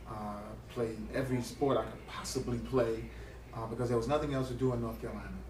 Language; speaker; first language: English; native; English